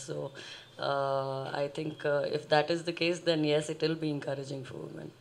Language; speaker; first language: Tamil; non-native, fluent; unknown